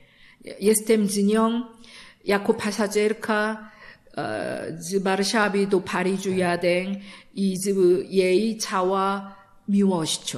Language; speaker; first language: Polish; non-native, learner; Korean